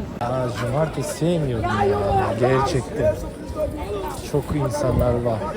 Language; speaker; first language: Turkish; non-native, fluent; Japanese